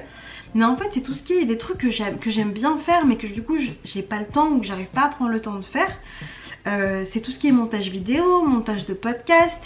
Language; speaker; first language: French; native; French